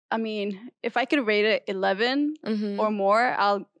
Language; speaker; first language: English; non-native, fluent; Arabic